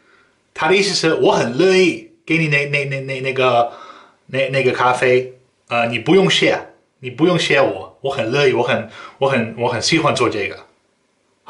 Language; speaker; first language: Chinese; non-native, fluent; Dutch